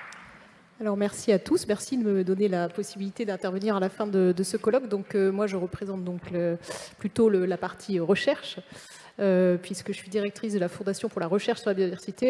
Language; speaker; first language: French; native; French